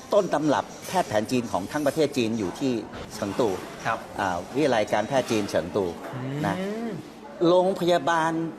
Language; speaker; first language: Thai; native; Thai